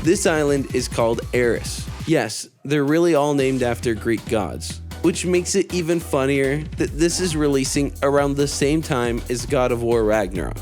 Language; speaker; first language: English; native; English